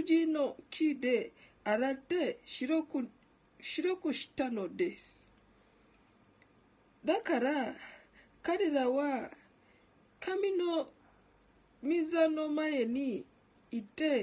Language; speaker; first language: Japanese; non-native, learner; Ganda